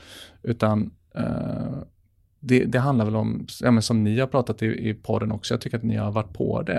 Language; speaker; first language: Swedish; native; Swedish